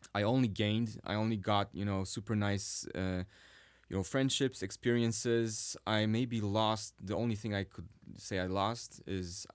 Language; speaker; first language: English; non-native, fluent; Swedish